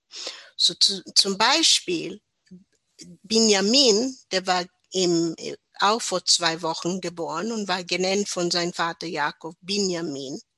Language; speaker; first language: German; non-native, learner; English